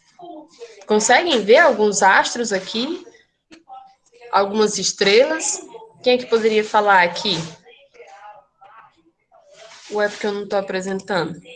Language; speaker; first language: Portuguese; native; Portuguese